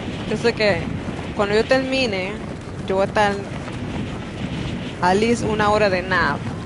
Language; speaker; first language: Spanish; early bilingual, heritage; Spanish